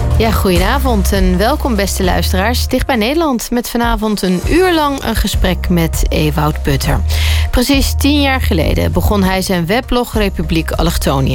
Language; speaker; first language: Dutch; native; Dutch